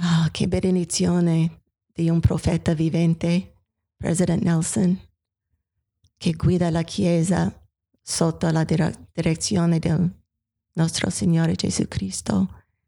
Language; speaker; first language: Italian; non-native, fluent; English